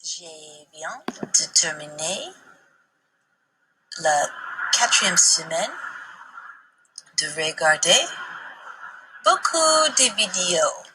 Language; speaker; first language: French; non-native, learner; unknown